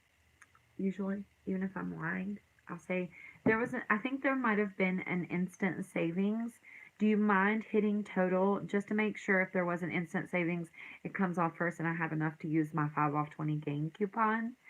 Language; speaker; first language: English; native; English